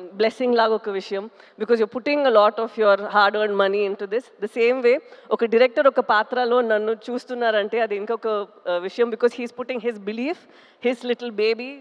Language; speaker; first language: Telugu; non-native, fluent; Tamil